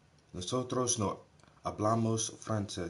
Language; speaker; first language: Spanish; non-native, learner; English